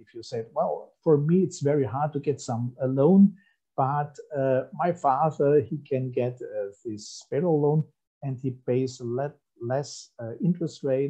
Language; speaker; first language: English; non-native, fluent; German